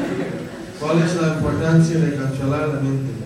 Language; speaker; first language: Spanish; non-native, fluent; English